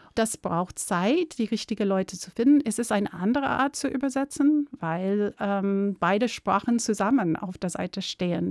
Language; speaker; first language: German; non-native, fluent; English